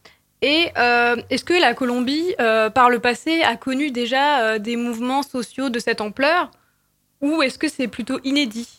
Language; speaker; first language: French; native; French